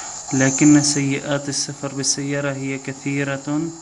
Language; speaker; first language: Arabic; native; Arabic